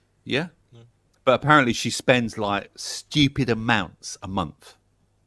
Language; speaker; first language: English; native; English